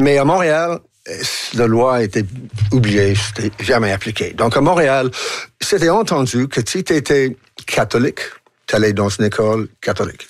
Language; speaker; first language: French; non-native, fluent; English